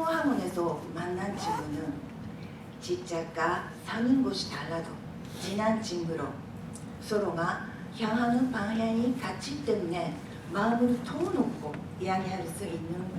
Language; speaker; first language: Korean; non-native, fluent; Japanese